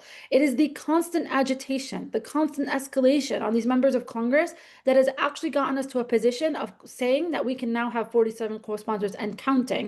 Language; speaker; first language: English; native; English